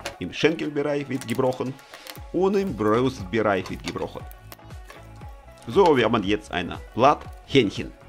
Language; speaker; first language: German; non-native, learner; Russian